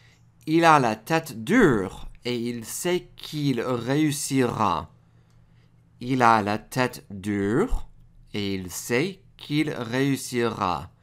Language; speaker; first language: French; non-native, fluent; English